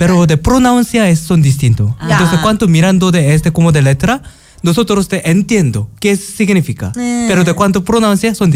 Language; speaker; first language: Spanish; non-native, learner; Korean